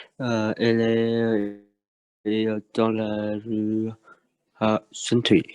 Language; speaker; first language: French; non-native, learner; Vietnamese